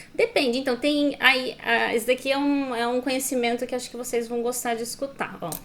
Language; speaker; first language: Portuguese; native; Portuguese